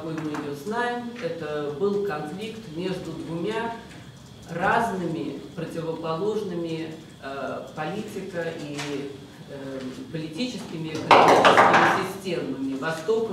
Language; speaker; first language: Russian; native; Russian